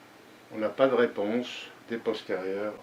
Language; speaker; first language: French; native; French